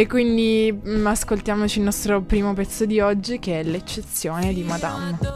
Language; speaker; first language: Italian; native; Italian